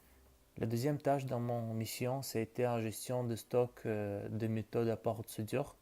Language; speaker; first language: French; non-native, learner; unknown